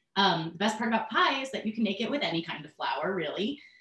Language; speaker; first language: English; native; English